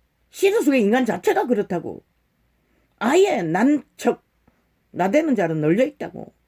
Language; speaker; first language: Korean; native; Korean